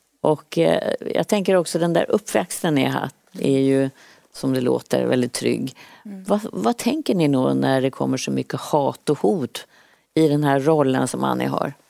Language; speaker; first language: Swedish; native; Swedish